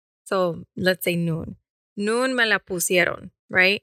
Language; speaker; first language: English; early bilingual, other home language; Spanish